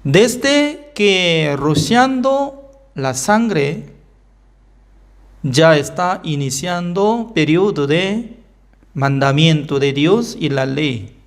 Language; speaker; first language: Spanish; non-native, fluent; Korean